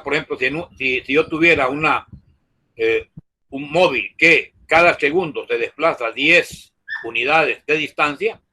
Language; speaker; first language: Spanish; native; Spanish